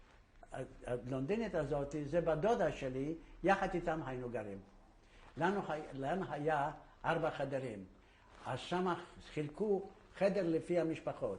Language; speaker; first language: Hebrew; non-native, fluent; Yiddish